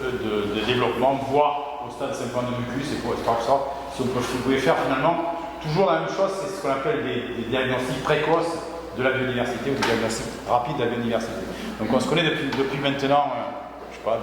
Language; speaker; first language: French; native; French